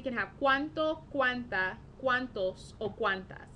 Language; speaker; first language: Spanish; non-native, fluent; English